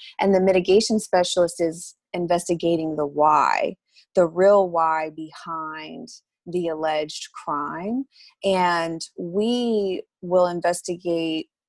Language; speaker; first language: English; native; English